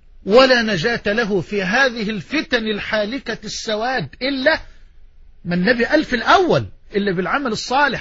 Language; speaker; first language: Arabic; native; Arabic